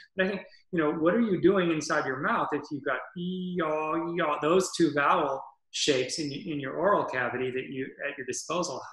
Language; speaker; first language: English; native; English